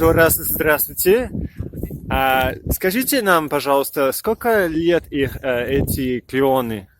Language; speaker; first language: Russian; non-native, learner; French